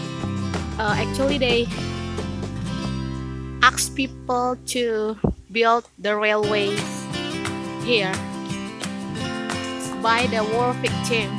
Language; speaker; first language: English; non-native, local second language; Indonesian